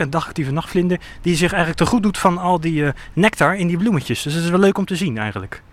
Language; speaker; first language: Dutch; native; Dutch